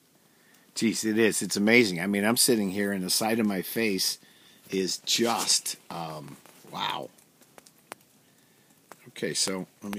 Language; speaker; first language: English; native; English